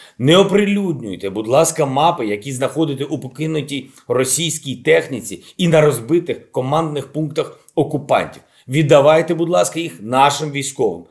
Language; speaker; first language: Ukrainian; non-native, local second language; Russian